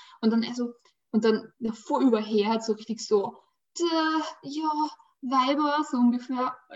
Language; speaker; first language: German; early bilingual, other home language; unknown